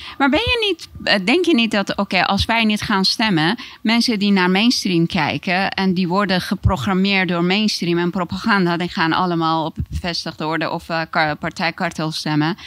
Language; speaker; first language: Dutch; non-native, fluent; Persian